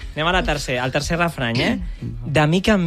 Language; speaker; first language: Catalan; native; Catalan